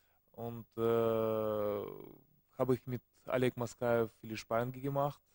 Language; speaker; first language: German; non-native, learner; Russian